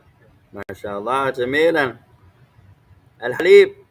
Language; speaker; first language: Arabic; non-native, fluent; English